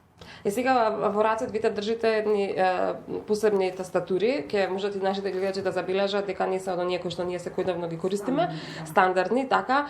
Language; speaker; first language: Macedonian; native; Macedonian